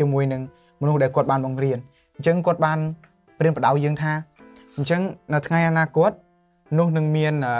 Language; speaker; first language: Khmer; native; Khmer